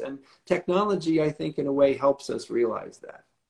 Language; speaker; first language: English; native; English